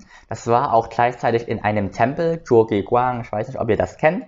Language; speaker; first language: German; early bilingual, other home language; Vietnamese